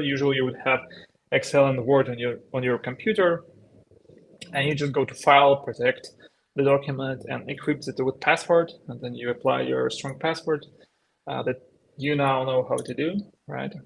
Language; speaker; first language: English; non-native, fluent; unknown